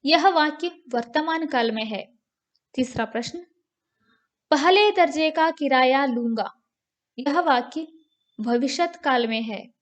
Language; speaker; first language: Hindi; non-native, local second language; Kannada